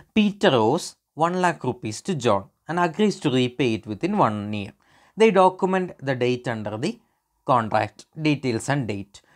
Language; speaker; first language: English; non-native, local second language; Malayalam